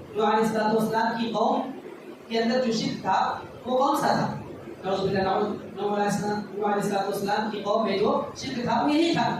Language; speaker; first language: Urdu; native; Urdu